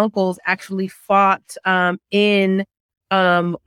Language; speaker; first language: English; native; English